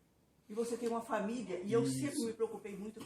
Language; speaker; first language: Portuguese; native; Portuguese